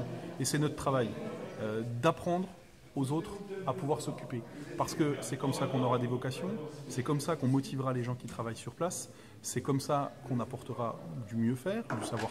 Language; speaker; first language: French; native; French